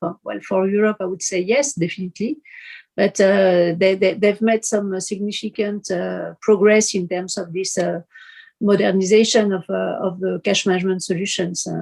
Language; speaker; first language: English; non-native, fluent; French